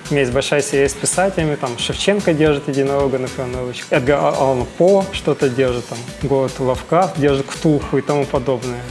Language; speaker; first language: Russian; native; Russian